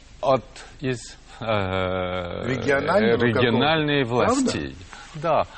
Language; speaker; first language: Russian; non-native, fluent; French